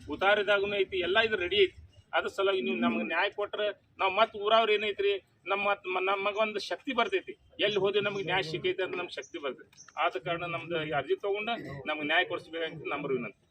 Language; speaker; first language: Kannada; non-native, local second language; Urdu